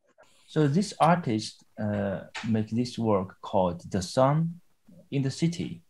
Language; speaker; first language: English; non-native, fluent; Chinese